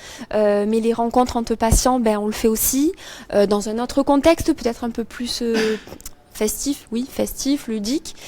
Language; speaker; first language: French; native; French